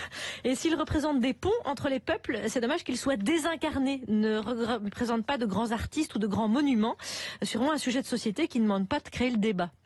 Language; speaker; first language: French; native; French